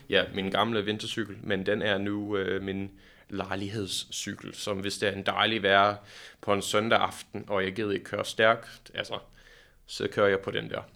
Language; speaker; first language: Danish; non-native, fluent; English